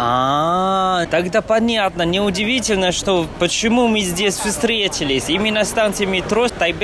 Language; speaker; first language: Russian; non-native, fluent; Chinese